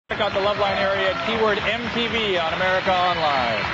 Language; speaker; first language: English; native; English